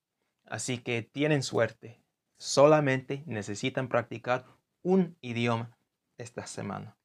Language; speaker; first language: Spanish; non-native, fluent; English